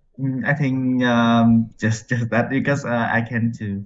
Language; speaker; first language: English; non-native, learner; Vietnamese